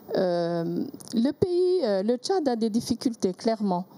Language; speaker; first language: French; non-native, local second language; Kinyarwanda